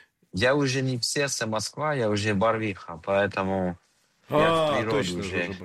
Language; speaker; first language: Russian; non-native, fluent; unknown